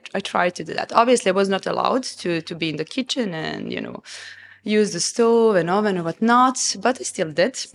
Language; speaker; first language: English; non-native, fluent; Serbian